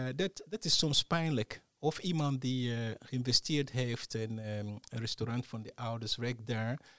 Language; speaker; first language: Dutch; non-native, fluent; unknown